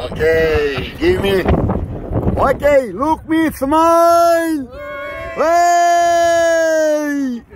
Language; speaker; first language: English; non-native, learner; Turkish